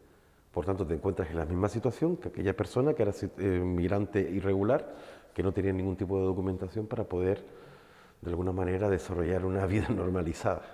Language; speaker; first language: Spanish; native; Spanish